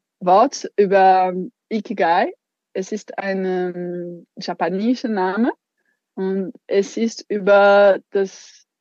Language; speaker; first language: German; non-native, local second language; French